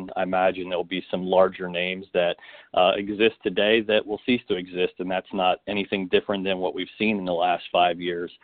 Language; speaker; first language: English; native; English